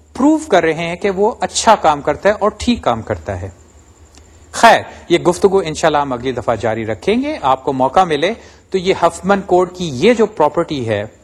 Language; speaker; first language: Urdu; native; Urdu